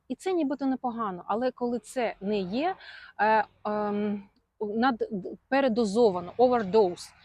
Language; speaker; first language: Ukrainian; non-native, local second language; Russian